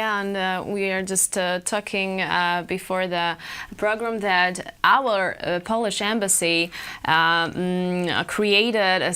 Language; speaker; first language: English; non-native, fluent; Polish